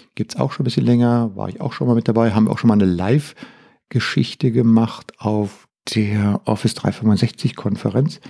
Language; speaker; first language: German; native; German